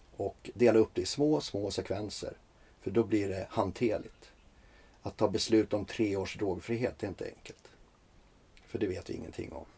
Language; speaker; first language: Swedish; early bilingual, other home language; Finnish